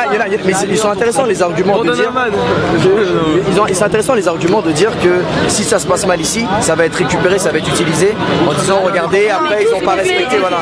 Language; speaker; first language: French; native; French